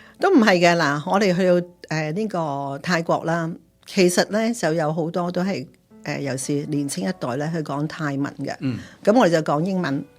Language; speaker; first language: Cantonese; native; Cantonese